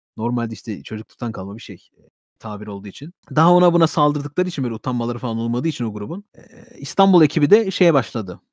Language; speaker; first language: Turkish; early bilingual, heritage; Turkish